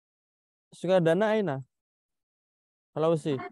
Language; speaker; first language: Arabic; non-native, fluent; Indonesian